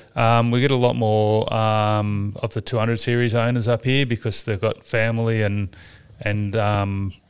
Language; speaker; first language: English; native; English